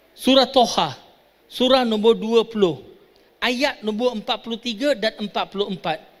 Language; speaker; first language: Malay; non-native, local second language; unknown